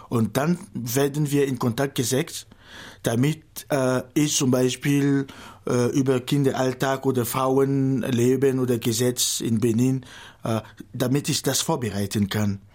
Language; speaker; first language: German; non-native, fluent; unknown